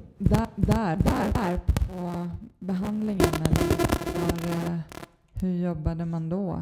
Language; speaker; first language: Swedish; native; Swedish